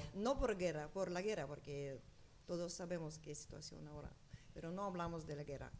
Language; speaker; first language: Spanish; non-native, learner; Ukrainian